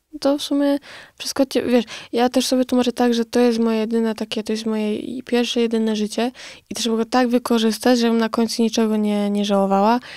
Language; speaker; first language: Polish; early bilingual, other home language; Romany